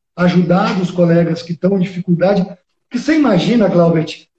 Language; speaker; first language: Portuguese; early bilingual, other home language; Spanish